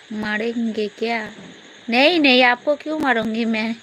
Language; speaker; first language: Hindi; non-native, local second language; Bangla